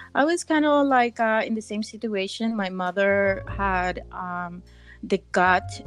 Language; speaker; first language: English; early bilingual, other home language; Spanish